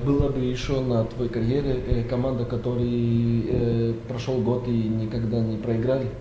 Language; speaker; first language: Russian; non-native, learner; Greek